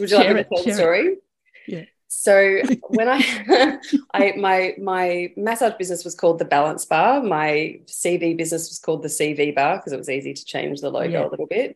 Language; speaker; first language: English; native; English